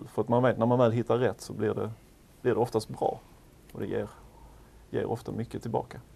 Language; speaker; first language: Swedish; native; Swedish